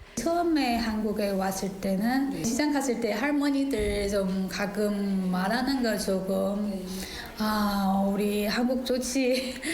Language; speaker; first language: Korean; non-native, learner; Chinese